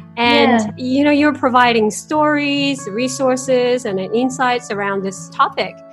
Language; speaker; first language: English; non-native, fluent; Japanese